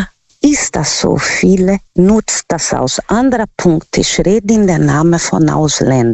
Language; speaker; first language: German; non-native, fluent; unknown